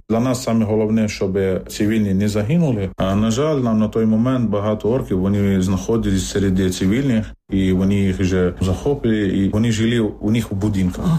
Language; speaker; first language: Ukrainian; non-native, fluent; Arabic